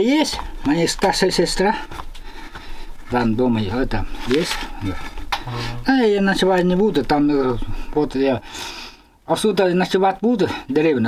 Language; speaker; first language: Russian; non-native, local second language; Yakut